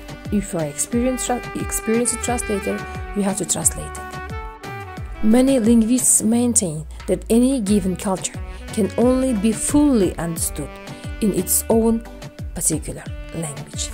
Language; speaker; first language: English; non-native, fluent; Uzbek